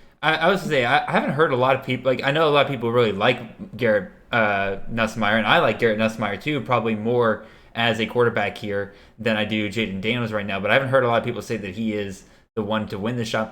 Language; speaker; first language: English; native; English